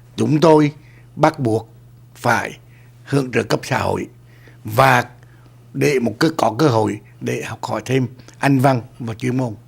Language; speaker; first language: Vietnamese; native; Vietnamese